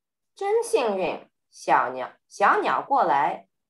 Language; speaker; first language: Chinese; early bilingual, heritage; Chinese